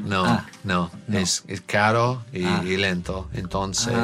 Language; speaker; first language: Spanish; non-native, learner; English